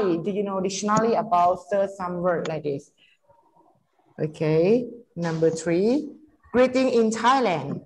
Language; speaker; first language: English; non-native, learner; Thai